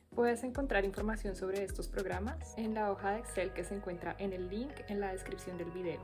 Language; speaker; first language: Spanish; native; Spanish